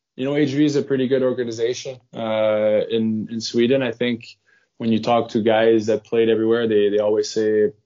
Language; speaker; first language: English; non-native, fluent; French